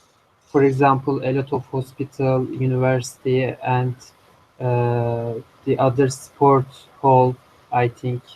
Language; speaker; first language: English; non-native, learner; Turkish